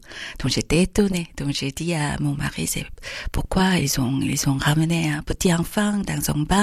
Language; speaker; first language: French; non-native, fluent; Korean